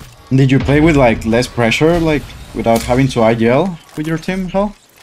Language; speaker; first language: English; non-native, fluent; Spanish